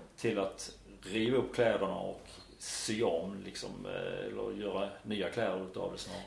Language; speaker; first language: Swedish; native; Swedish